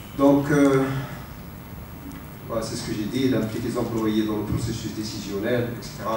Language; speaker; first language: French; non-native, local second language; Arabic